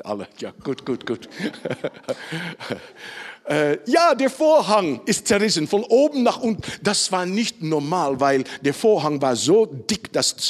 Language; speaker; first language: German; non-native, fluent; Dutch